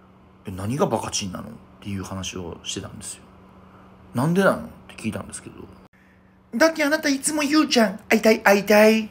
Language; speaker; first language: Japanese; native; Japanese